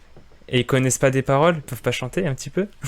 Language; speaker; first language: French; native; French